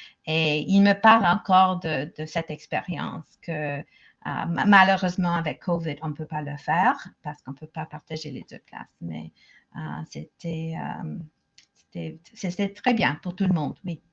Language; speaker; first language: French; non-native, local second language; English